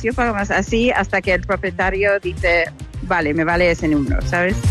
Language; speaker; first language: Spanish; non-native, fluent; English